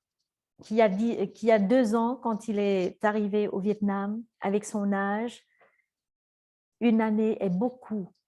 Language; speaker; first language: French; non-native, fluent; Vietnamese